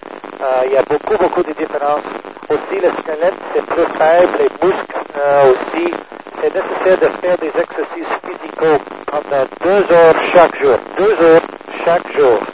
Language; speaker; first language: French; non-native, learner; English